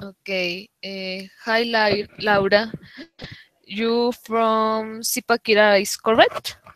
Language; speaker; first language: English; non-native, learner; Spanish